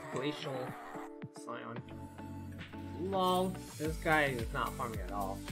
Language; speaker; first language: English; native; English